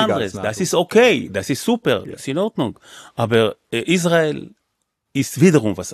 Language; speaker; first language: German; non-native, fluent; Hebrew